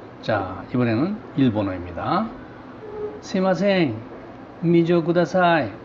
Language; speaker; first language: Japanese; non-native, learner; Korean